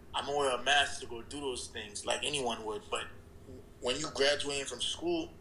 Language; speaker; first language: English; early bilingual, other home language; Haitian Creole